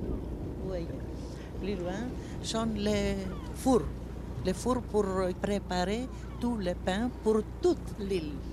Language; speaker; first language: French; non-native, fluent; Greek